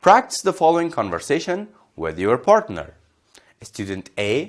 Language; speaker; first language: English; non-native, fluent; Persian